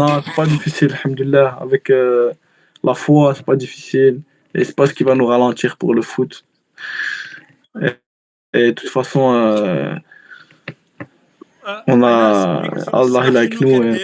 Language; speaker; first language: French; early bilingual, heritage; Arabic